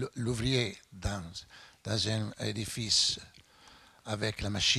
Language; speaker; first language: French; non-native, fluent; Italian